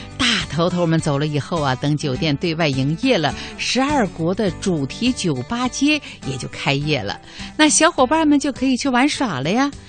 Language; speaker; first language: Chinese; native; Chinese